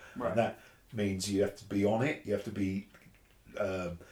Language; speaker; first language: English; native; English